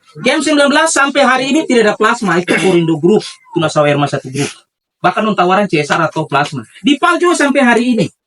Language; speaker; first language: Indonesian; native; Indonesian